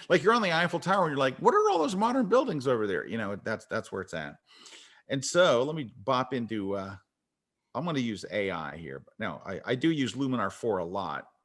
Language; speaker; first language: English; native; English